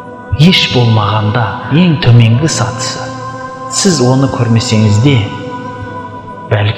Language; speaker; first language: Kazakh; native; Kazakh